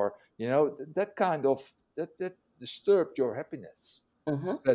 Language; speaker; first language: English; non-native, fluent; Dutch